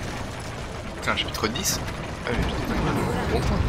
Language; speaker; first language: French; native; French